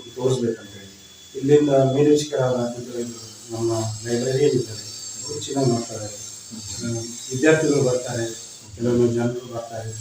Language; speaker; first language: Kannada; non-native, local second language; Lambadi